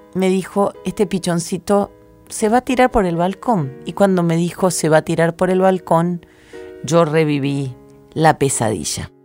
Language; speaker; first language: Spanish; native; Spanish